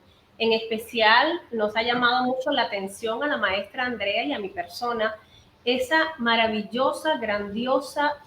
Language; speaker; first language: Spanish; native; Spanish